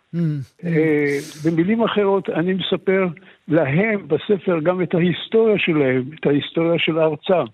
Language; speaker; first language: Hebrew; early bilingual, other home language; Arabic